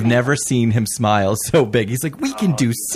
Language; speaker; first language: English; native; English